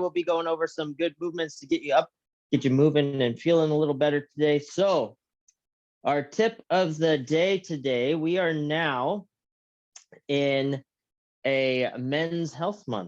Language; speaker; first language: English; native; English